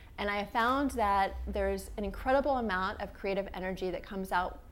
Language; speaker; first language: English; native; English